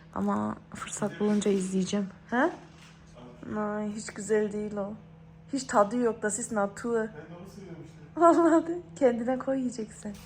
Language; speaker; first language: Turkish; early bilingual, heritage; Turkish